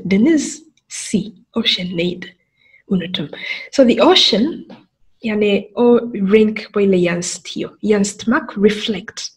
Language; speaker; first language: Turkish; non-native, learner; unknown